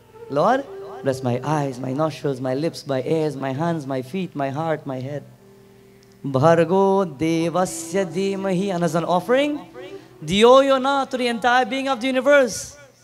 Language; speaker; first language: English; native; English